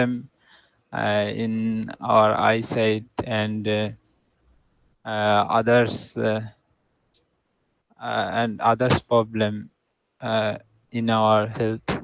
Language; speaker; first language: English; non-native, learner; Bangla